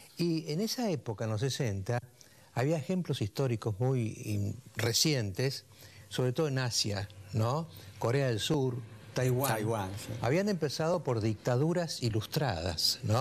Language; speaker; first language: Spanish; native; Spanish